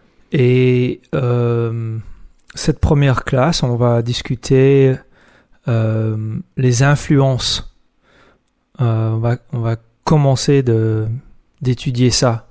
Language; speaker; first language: French; non-native, fluent; English